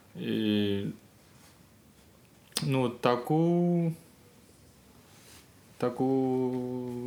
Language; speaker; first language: Ukrainian; non-native, learner; Chinese